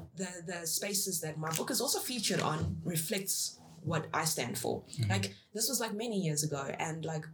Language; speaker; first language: English; early bilingual, other home language; Chinese